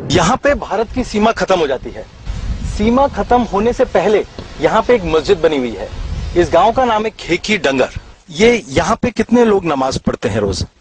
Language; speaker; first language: Hindi; native; Hindi